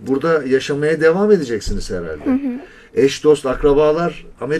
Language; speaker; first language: Turkish; native; Turkish